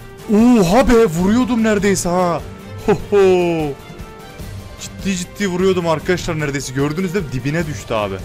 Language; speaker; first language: Turkish; native; Turkish